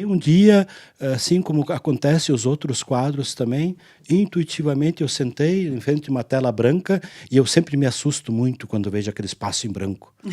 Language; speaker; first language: Portuguese; non-native, local second language; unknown